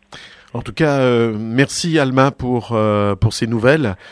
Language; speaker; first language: French; native; French